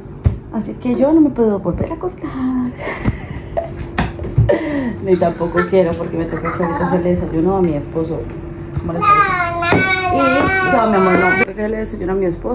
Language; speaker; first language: Spanish; native; Spanish